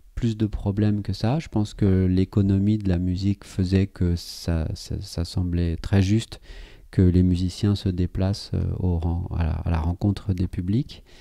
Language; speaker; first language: French; native; French